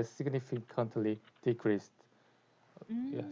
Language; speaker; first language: English; non-native, learner; Korean